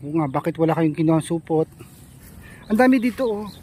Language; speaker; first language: Filipino; native; Filipino